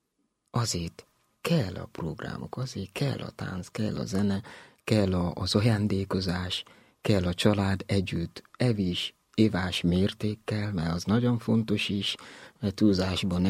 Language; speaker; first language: Hungarian; non-native, learner; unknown